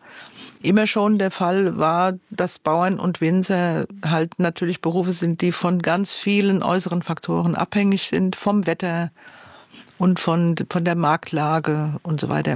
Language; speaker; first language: German; native; German